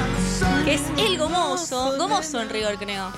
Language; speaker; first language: Spanish; native; Spanish